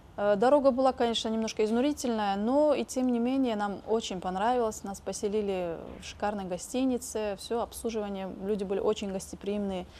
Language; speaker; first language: Russian; non-native, local second language; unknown